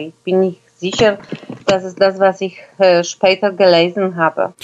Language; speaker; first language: German; non-native, fluent; Polish